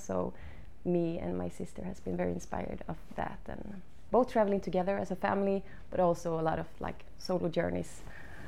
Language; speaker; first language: English; non-native, fluent; Swedish